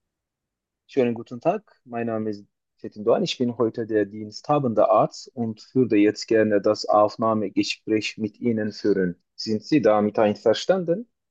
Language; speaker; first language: German; non-native, learner; Turkish